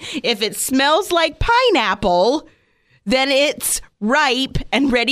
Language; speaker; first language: English; native; English